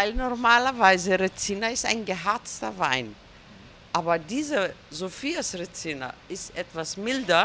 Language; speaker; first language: German; non-native, fluent; Greek